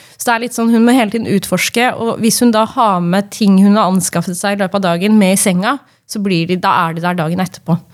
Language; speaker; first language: Norwegian; native; Norwegian